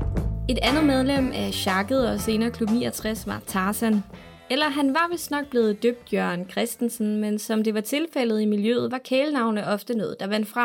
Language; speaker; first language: Danish; native; Danish